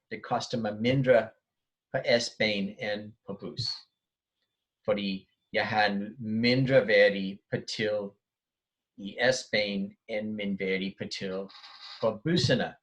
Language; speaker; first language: Danish; non-native, fluent; English